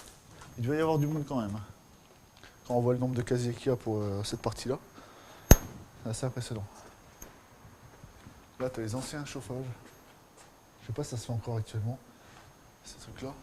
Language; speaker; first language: French; native; French